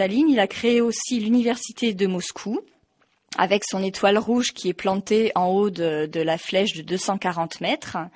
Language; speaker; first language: French; native; French